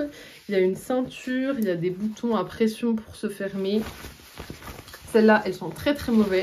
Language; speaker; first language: French; native; French